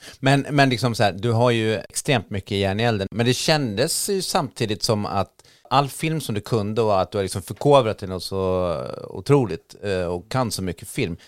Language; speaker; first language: Swedish; native; Swedish